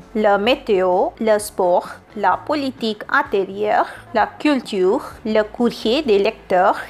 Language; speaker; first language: French; non-native, fluent; Hindi